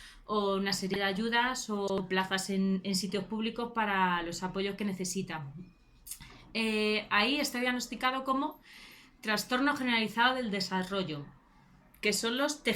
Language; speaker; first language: Spanish; native; Spanish